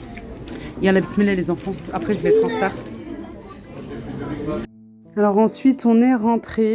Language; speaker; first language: French; native; French